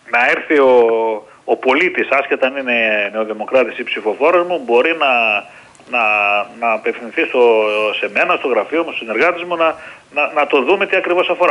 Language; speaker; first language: Greek; native; Greek